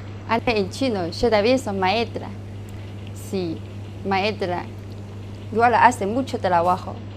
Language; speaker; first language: Spanish; non-native, learner; Chinese